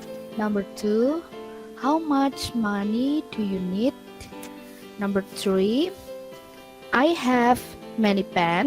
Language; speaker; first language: English; non-native, learner; Indonesian